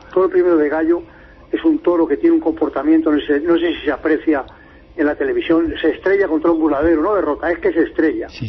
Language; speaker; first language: Spanish; native; Spanish